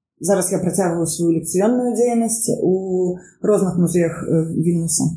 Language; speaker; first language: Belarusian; non-native, local second language; Russian